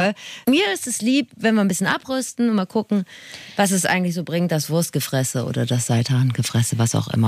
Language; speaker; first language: German; native; German